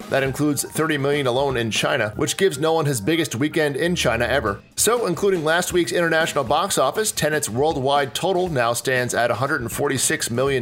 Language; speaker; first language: English; native; English